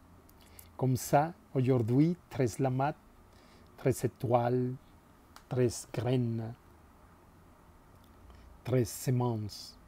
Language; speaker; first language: French; non-native, fluent; Spanish